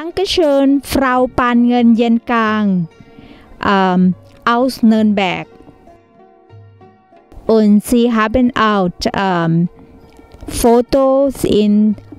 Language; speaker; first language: German; non-native, learner; Thai